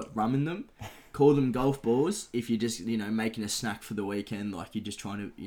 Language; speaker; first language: English; native; English